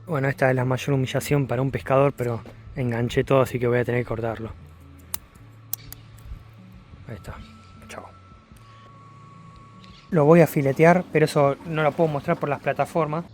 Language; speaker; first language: Spanish; native; Spanish